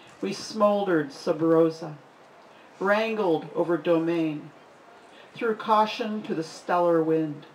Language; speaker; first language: English; native; English